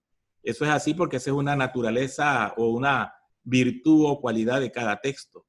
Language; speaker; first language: Spanish; native; Spanish